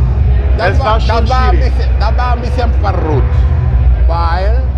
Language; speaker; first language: German; non-native, fluent; Italian